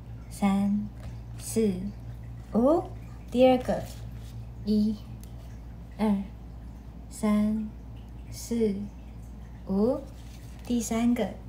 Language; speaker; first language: Chinese; non-native, fluent; Japanese